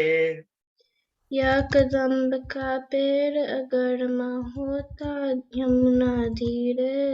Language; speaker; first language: Hindi; non-native, learner; English